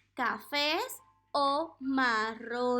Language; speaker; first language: Spanish; non-native, fluent; English